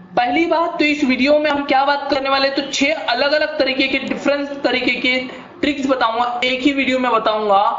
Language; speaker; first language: Hindi; non-native, local second language; Marathi